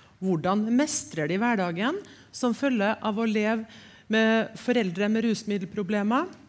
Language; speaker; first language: Norwegian; native; Norwegian